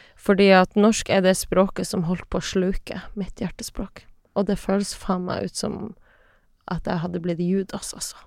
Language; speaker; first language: Norwegian; non-native, local second language; Northern Sami